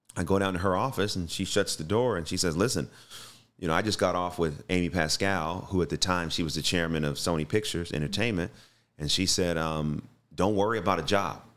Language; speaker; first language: English; native; English